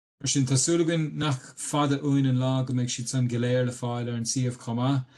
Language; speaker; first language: Irish; native; Irish